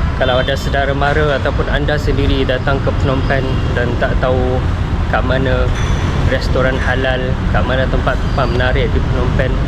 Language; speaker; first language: Malay; non-native, fluent; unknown